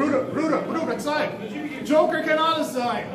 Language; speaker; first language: German; non-native, learner; Japanese